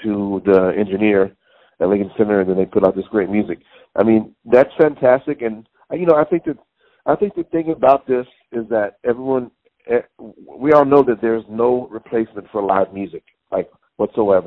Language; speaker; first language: English; native; English